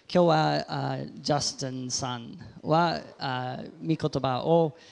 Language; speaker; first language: Japanese; non-native, fluent; English